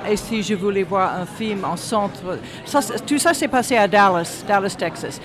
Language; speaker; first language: French; non-native, fluent; English